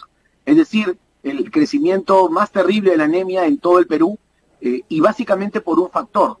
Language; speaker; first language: Spanish; native; Spanish